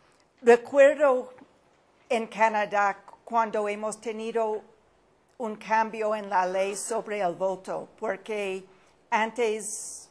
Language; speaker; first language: Spanish; non-native, fluent; English